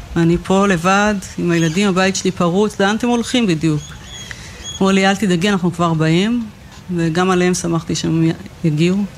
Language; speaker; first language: Hebrew; native; Hebrew